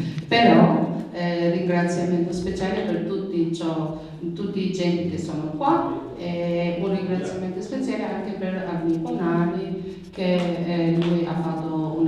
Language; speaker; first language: Italian; non-native, learner; Albanian